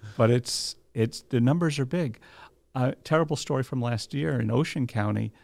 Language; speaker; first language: English; native; English